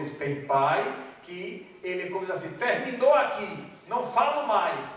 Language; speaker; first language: Portuguese; non-native, fluent; Malagasy